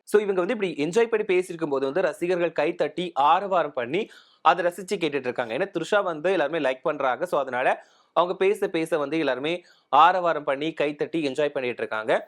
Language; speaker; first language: Tamil; native; Tamil